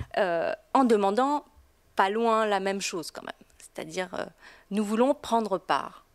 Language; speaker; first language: French; native; French